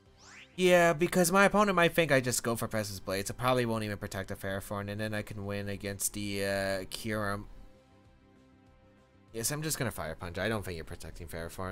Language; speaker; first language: English; native; English